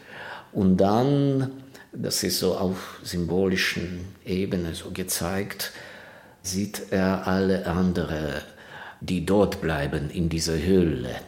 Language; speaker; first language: German; non-native, fluent; Ukrainian